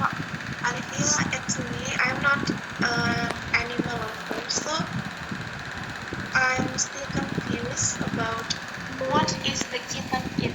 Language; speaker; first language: English; non-native, learner; Indonesian